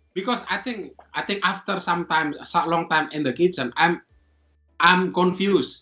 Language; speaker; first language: English; non-native, fluent; Indonesian